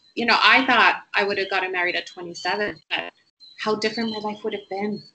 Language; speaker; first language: English; non-native, fluent; Spanish